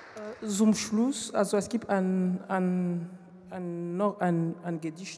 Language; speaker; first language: German; non-native, learner; French